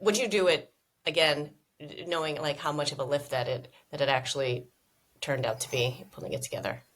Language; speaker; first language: English; native; English